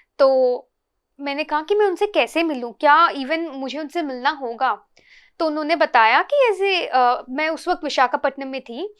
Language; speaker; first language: Hindi; non-native, local second language; Telugu